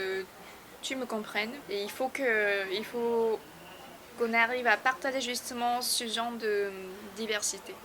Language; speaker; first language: French; non-native, fluent; Korean